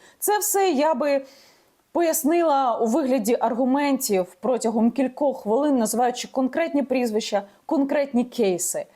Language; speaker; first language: Ukrainian; native; Ukrainian